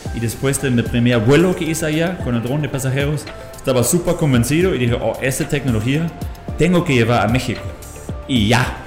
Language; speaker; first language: Spanish; non-native, fluent; German